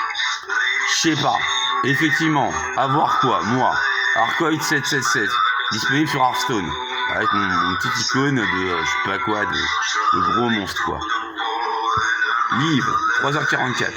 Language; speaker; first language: French; native; French